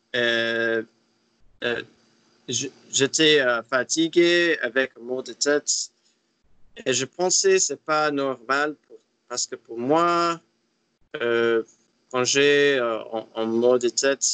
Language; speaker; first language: French; non-native, learner; English